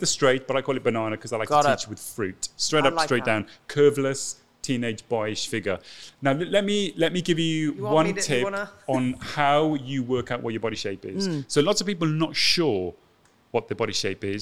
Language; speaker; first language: English; native; English